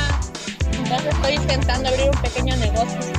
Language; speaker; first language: Spanish; native; Spanish